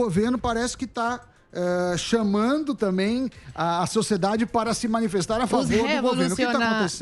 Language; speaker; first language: Portuguese; native; Portuguese